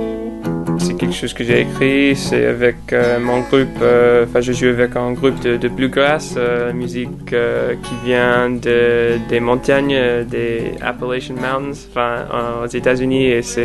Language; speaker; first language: French; non-native, fluent; English